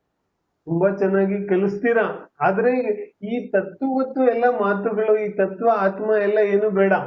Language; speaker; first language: Kannada; non-native, local second language; Hindi